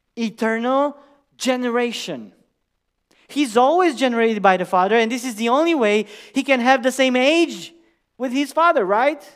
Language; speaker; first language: English; non-native, fluent; Romanian